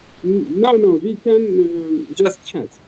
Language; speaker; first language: English; non-native, fluent; Persian